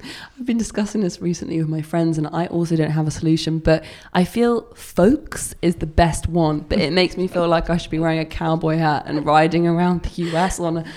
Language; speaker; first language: English; native; English